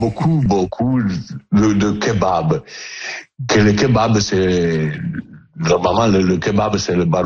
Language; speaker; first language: French; non-native, learner; Turkish